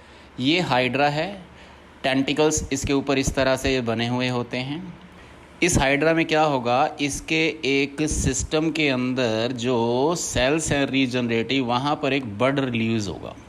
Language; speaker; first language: Hindi; native; Hindi